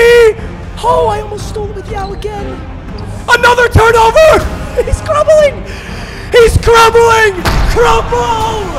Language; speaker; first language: English; native; English